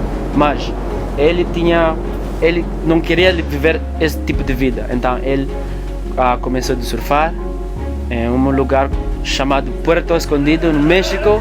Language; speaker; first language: Portuguese; non-native, local second language; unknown